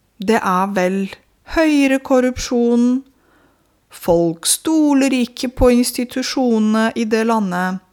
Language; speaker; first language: Norwegian; non-native, fluent; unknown